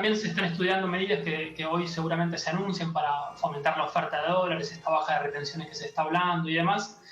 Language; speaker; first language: Spanish; native; Spanish